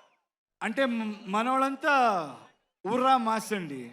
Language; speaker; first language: Telugu; non-native, learner; Kannada